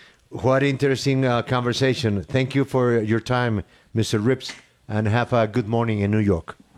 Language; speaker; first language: English; non-native, learner; Spanish